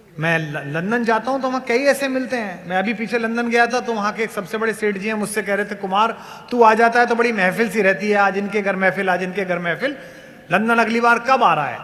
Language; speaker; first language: Hindi; native; Hindi